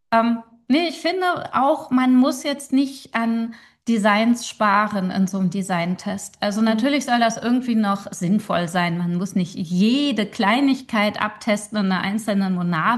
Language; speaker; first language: German; native; German